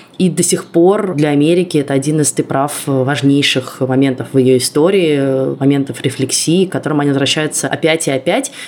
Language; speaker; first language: Russian; native; Russian